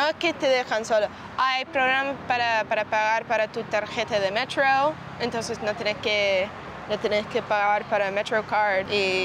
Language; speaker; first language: Spanish; early bilingual, heritage; Spanish